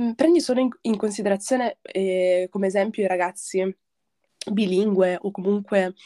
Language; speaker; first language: Italian; early bilingual, other home language; Arabic